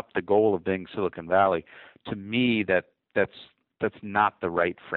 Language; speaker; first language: English; native; English